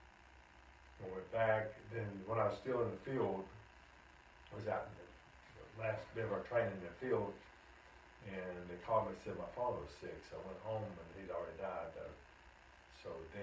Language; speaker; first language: English; native; English